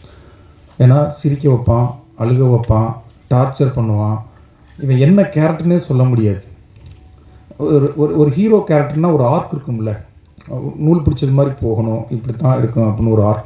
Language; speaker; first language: Tamil; native; Tamil